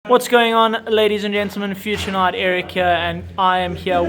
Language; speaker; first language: English; native; English